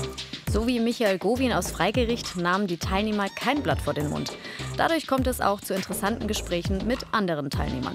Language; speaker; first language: German; native; German